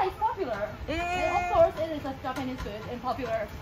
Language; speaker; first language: English; non-native, fluent; Chinese